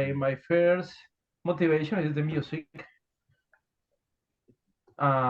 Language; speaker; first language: English; non-native, learner; Spanish